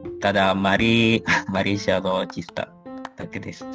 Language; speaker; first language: Japanese; non-native, learner; Malay